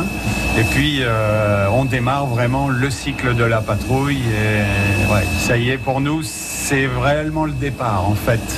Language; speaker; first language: French; native; French